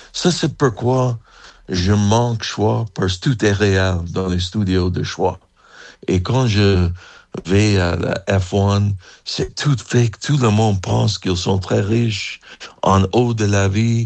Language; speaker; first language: French; non-native, fluent; English